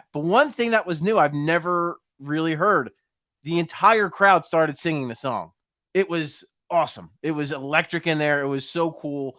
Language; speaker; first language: English; native; English